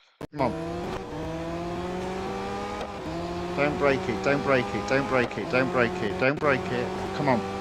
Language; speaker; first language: English; native; English